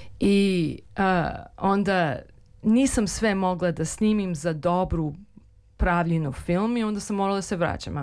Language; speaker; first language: Serbian; early bilingual, heritage; Serbian